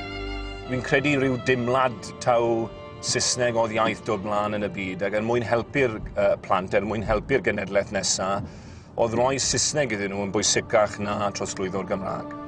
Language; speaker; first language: Welsh; native; Welsh